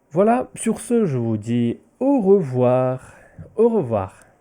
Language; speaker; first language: French; non-native, fluent; Ukrainian